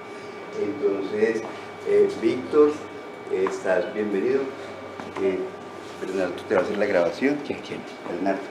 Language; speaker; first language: Spanish; native; Spanish